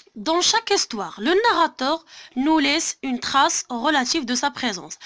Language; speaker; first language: French; non-native, local second language; Arabic